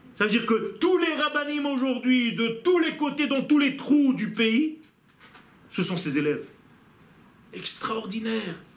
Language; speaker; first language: French; non-native, fluent; Hebrew